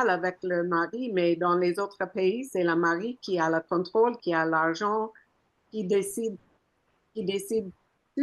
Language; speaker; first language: French; non-native, fluent; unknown